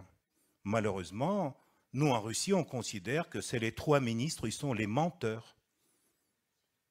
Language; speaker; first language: French; non-native, fluent; Russian